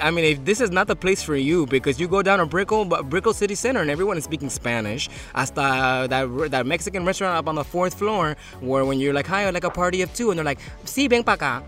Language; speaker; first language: English; early bilingual, other home language; Spanish